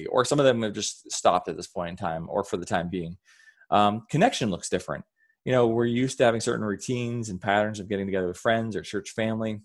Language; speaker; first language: English; native; English